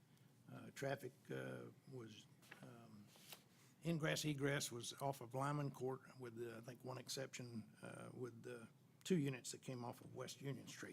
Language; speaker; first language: English; native; English